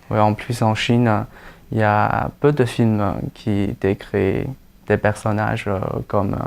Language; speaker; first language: French; non-native, fluent; Chinese